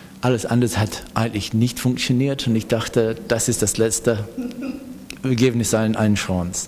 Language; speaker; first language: German; non-native, fluent; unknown